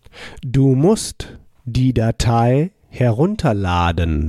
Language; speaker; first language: German; non-native, fluent; English